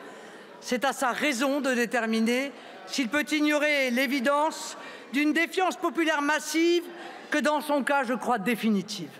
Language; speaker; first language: French; native; French